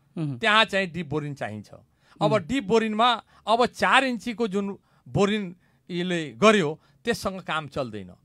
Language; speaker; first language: Nepali; non-native, local second language; Bhojpuri